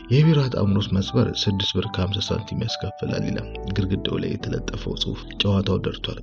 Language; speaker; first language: Amharic; native; Amharic